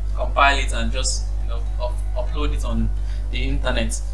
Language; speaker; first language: English; non-native, local second language; Yoruba